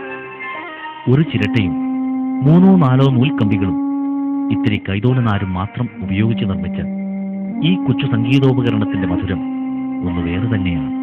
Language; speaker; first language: Malayalam; native; Malayalam